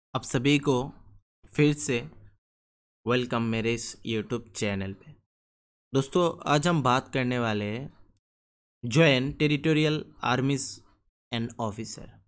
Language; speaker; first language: Hindi; non-native, local second language; Bangla